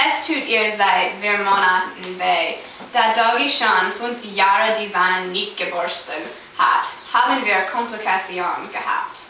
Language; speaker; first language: German; non-native, learner; English